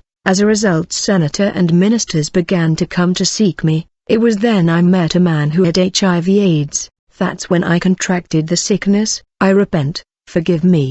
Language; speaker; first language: English; non-native, fluent; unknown